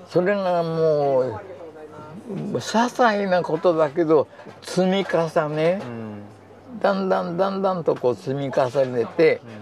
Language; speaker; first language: Japanese; native; Japanese